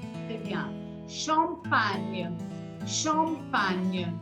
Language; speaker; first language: French; non-native, fluent; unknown